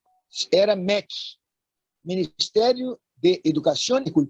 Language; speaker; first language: Spanish; non-native, fluent; Portuguese